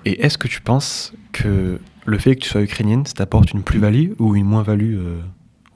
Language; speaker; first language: French; native; French